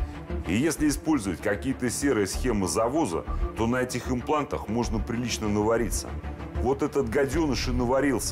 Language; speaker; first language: Russian; native; Russian